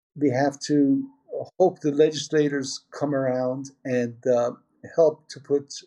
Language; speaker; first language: English; early bilingual, other home language; Persian